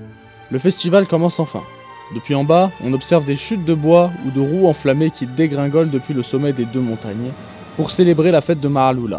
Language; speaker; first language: French; native; French